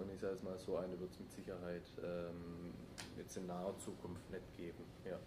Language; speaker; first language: German; native; German